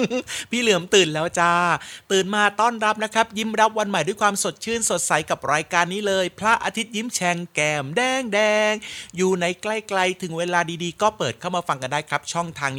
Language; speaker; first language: Thai; native; Thai